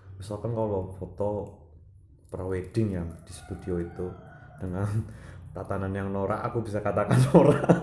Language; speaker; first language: Indonesian; non-native, local second language; Javanese